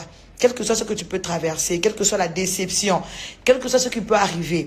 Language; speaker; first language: French; non-native, local second language; Lingala